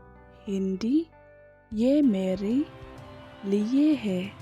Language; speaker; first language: Hindi; non-native, local second language; Khasi